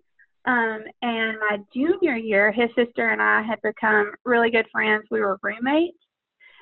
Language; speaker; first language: English; native; English